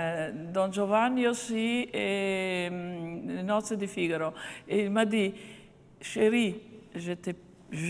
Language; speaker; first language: French; non-native, fluent; Italian